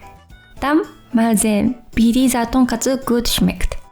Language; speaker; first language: German; non-native, fluent; Japanese